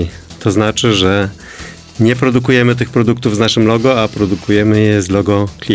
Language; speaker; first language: Polish; native; Polish